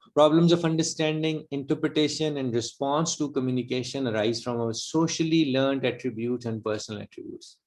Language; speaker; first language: English; non-native, local second language; Urdu